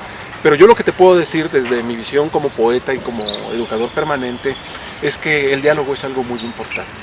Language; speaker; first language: Spanish; native; Spanish